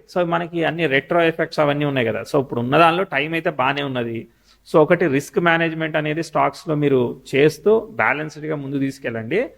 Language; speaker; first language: Telugu; native; Telugu